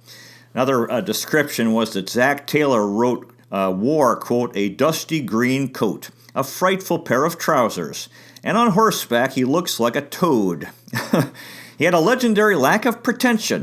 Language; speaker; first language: English; native; English